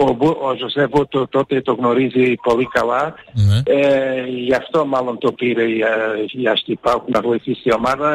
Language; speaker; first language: Greek; non-native, learner; Portuguese